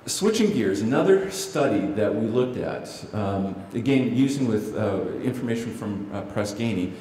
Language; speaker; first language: English; native; English